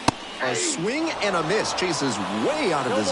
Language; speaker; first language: English; native; English